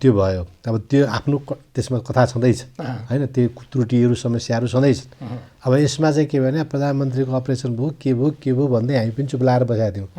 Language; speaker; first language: Nepali; native; Nepali